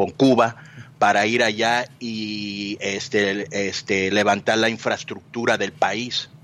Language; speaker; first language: Spanish; early bilingual, heritage; Spanish